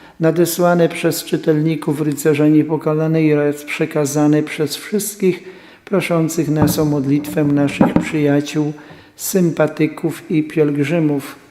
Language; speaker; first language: Polish; native; Polish